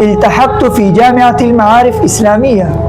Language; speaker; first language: Arabic; non-native, learner; Urdu